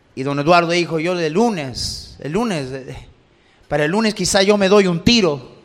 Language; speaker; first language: Spanish; early bilingual, heritage; Spanish